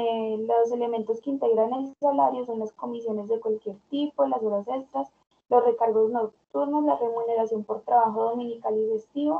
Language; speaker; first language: Spanish; native; Spanish